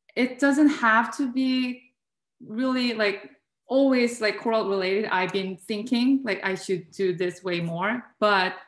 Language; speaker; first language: English; non-native, fluent; Korean